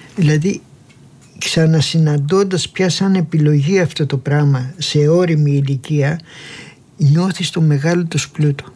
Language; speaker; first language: Greek; native; Greek